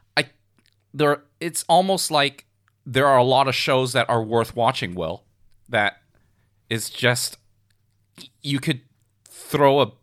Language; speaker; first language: English; non-native, local second language; Cantonese